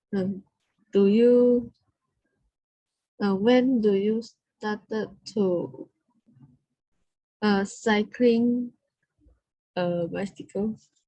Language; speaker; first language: English; non-native, learner; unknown